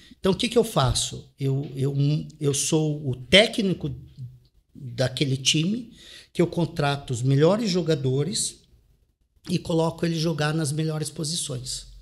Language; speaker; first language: Portuguese; native; Portuguese